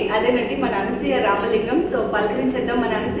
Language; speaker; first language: Telugu; native; Telugu